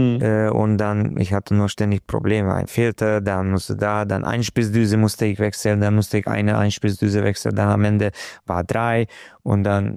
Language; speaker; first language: German; non-native, local second language; Hungarian